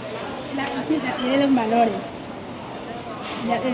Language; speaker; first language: Spanish; native; Spanish